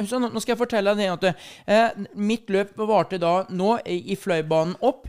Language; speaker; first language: Norwegian; native; Norwegian